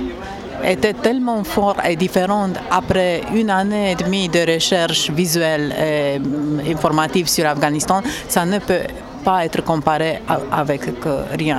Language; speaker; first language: French; non-native, fluent; Romanian